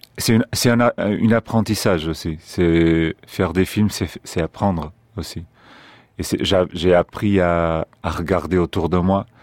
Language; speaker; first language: French; non-native, fluent; Portuguese